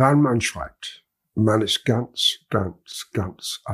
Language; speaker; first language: German; non-native, learner; English